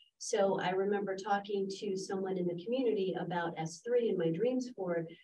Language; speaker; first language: English; native; English